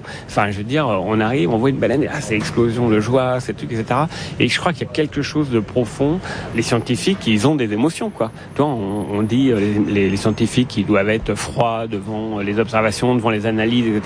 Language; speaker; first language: French; native; French